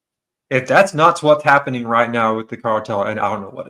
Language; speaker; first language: English; native; English